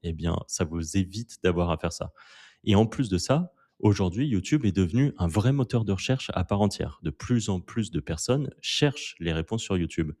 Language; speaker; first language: French; native; French